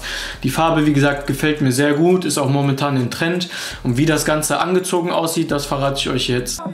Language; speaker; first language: German; native; German